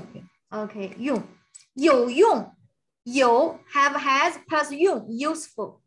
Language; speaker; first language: English; non-native, fluent; Chinese